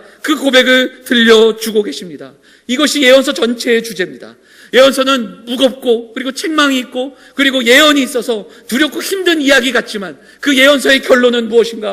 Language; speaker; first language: Korean; native; Korean